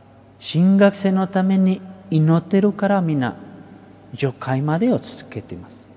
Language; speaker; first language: Japanese; non-native, fluent; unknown